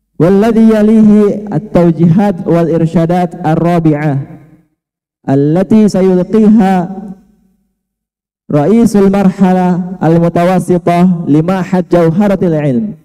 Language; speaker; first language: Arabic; non-native, learner; Indonesian